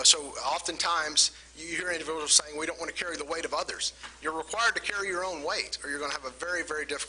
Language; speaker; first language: English; non-native, fluent; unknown